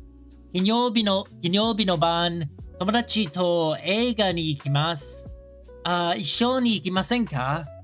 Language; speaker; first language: Japanese; non-native, learner; English